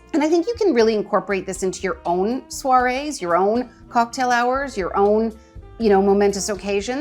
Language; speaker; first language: English; native; English